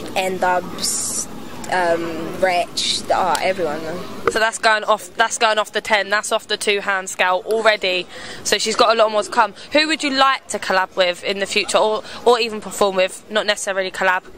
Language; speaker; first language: English; native; English